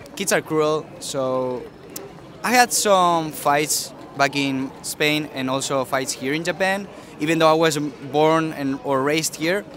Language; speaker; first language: English; early bilingual, other home language; Spanish